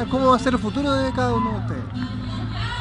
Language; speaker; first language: Spanish; native; Spanish